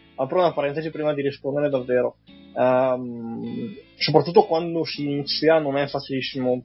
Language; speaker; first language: Italian; native; Italian